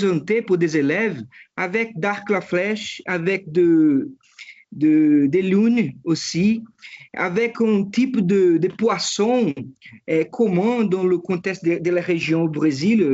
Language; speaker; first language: French; non-native, fluent; Portuguese